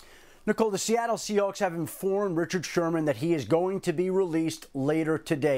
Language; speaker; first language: English; native; English